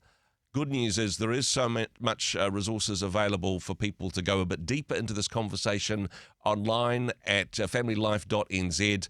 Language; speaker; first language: English; native; English